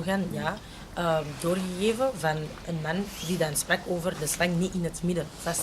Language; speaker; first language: Dutch; non-native, local second language; French